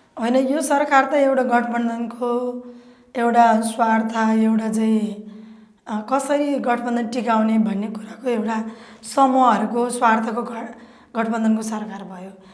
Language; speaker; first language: Nepali; non-native, local second language; Eastern Tamang